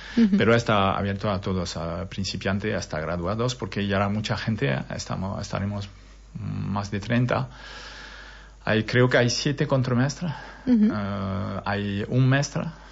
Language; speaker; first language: Spanish; non-native, fluent; French